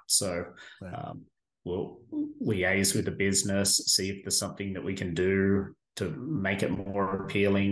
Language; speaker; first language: English; native; English